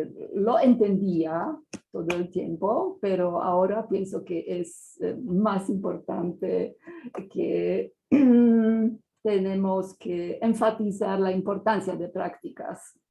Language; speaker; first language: Spanish; non-native, fluent; Polish